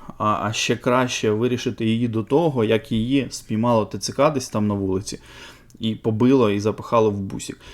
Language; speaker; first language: Ukrainian; native; Ukrainian